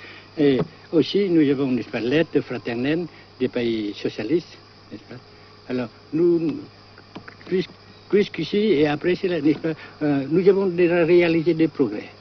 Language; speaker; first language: French; non-native, fluent; Vietnamese